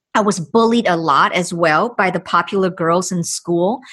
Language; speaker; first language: English; non-native, fluent; Chinese